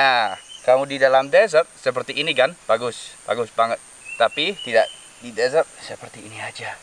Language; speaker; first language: Indonesian; non-native, learner; English